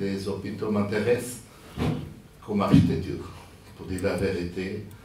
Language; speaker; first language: French; non-native, fluent; Portuguese